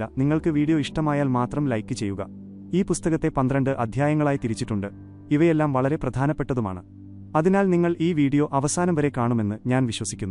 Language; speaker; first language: Malayalam; native; Malayalam